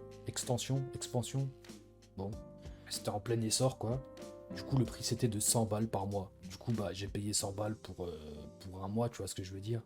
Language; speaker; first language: French; native; French